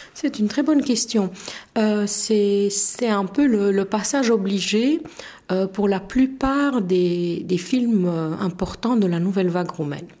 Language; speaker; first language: French; non-native, fluent; Romanian